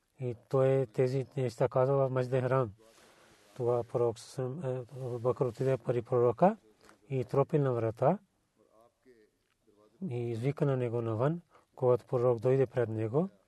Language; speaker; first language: Bulgarian; non-native, learner; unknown